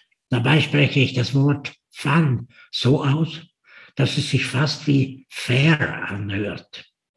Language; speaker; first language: German; native; German